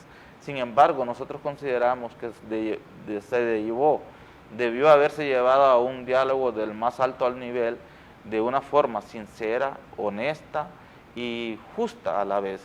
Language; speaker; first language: Spanish; native; Spanish